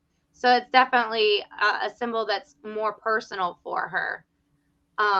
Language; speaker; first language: English; native; English